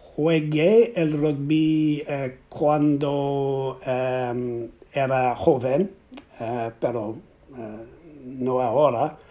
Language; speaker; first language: Spanish; non-native, learner; English